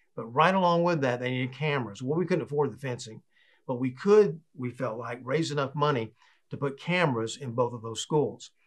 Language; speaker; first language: English; native; English